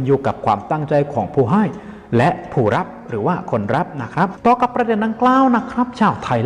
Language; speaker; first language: Thai; native; Thai